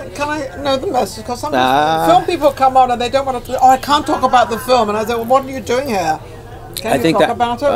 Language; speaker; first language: English; native; English